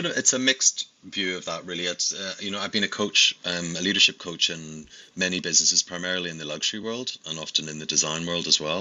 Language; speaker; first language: English; native; English